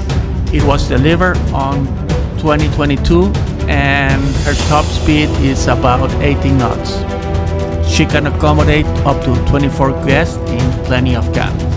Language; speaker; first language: English; non-native, fluent; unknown